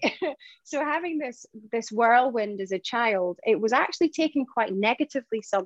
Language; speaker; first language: English; native; English